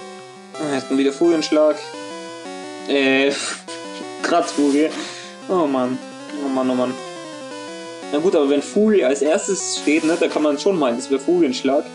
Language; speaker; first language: German; native; German